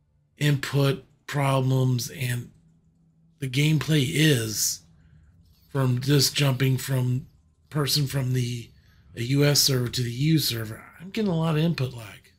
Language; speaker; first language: English; native; English